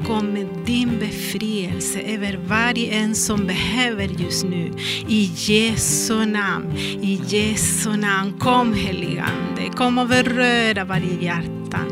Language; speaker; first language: Swedish; non-native, learner; Spanish